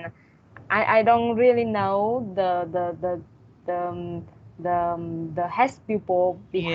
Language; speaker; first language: English; non-native, learner; Vietnamese